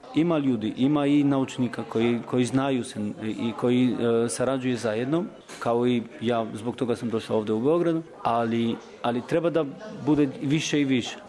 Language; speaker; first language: Serbian; non-native, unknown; Albanian